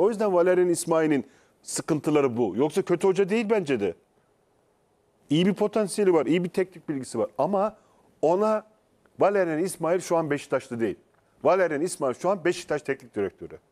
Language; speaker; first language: Turkish; native; Turkish